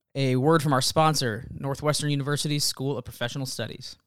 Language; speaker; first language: English; native; English